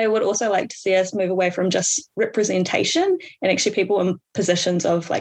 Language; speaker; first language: English; native; English